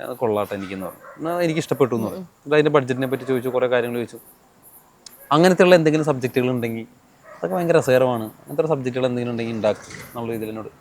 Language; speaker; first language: Malayalam; native; Malayalam